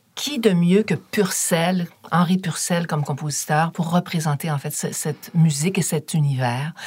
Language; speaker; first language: French; native; French